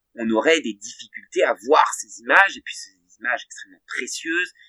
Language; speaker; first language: French; native; French